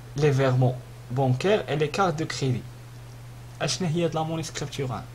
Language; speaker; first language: French; non-native, local second language; Arabic